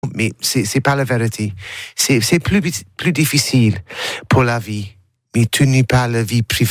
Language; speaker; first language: French; non-native, learner; English